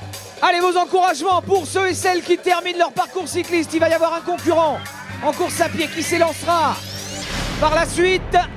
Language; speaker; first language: French; native; French